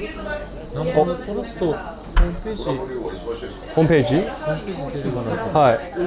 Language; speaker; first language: Japanese; non-native, learner; English